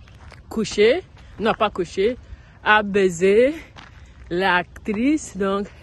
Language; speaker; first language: French; non-native, learner; English